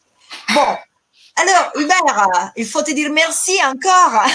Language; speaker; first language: French; non-native, fluent; Italian